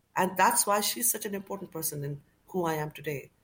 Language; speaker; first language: English; non-native, local second language; Urdu